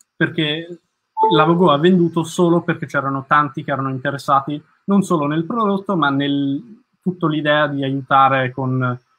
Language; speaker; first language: Italian; early bilingual, heritage; Italian